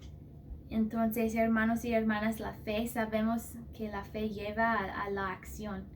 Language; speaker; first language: Spanish; non-native, fluent; English